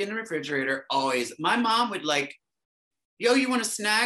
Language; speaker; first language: English; native; English